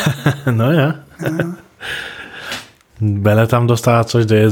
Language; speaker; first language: Polish; early bilingual, heritage; Polish